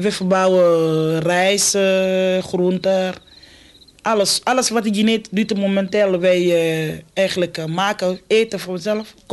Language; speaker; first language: Dutch; non-native, fluent; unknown